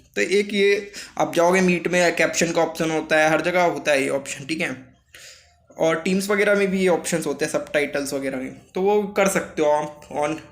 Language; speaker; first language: Hindi; native; Hindi